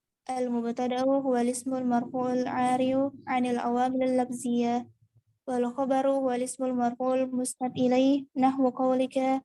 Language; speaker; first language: Arabic; non-native, learner; Indonesian